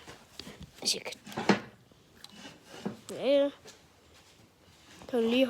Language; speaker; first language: Danish; native; Danish